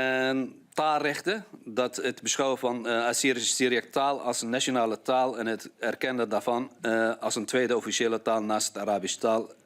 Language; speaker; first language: Dutch; non-native, fluent; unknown